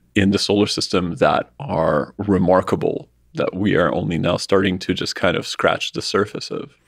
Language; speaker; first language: English; early bilingual, other home language; Russian